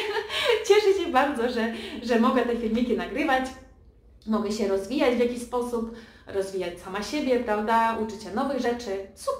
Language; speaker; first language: Polish; early bilingual, heritage; Polish